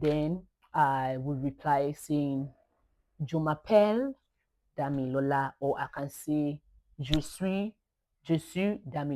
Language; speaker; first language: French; non-native, learner; Yoruba